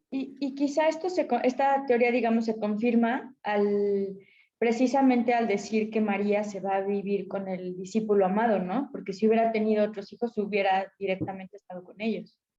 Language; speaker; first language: Spanish; native; Spanish